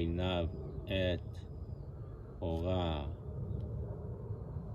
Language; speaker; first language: Hebrew; non-native, learner; Japanese